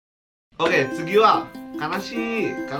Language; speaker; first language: Japanese; non-native, fluent; Indonesian